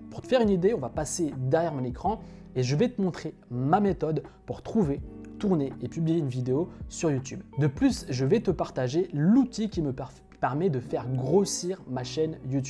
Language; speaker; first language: French; native; French